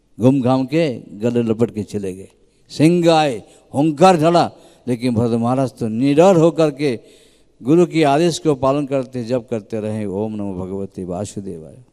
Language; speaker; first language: Hindi; native; Hindi